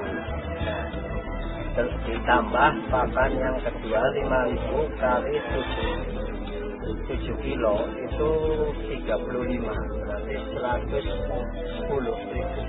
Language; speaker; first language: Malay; non-native, local second language; Javanese